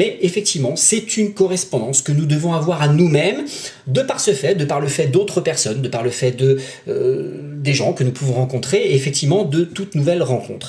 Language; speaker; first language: French; native; French